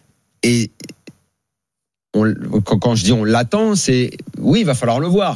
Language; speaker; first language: French; native; French